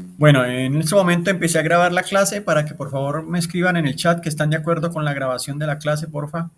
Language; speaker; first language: Spanish; native; Spanish